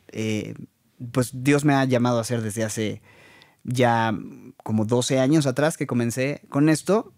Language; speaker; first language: Spanish; native; Spanish